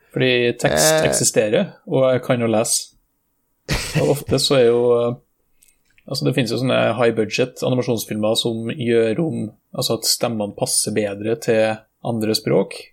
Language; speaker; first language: Norwegian; native; Norwegian